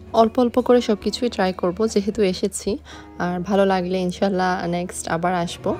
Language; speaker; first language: Bangla; native; Bangla